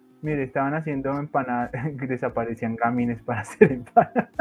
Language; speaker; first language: Spanish; native; Spanish